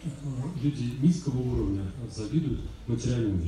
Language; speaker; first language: Russian; native; Russian